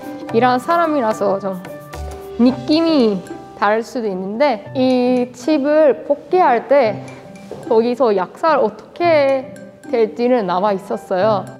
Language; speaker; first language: Korean; non-native, fluent; Persian